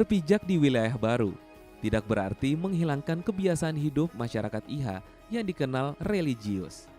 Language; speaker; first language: Indonesian; native; Indonesian